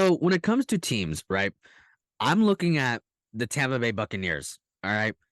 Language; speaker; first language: English; native; English